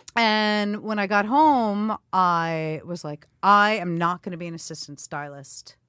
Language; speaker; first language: English; native; English